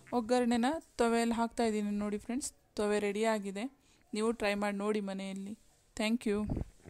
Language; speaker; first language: Kannada; non-native, local second language; Konkani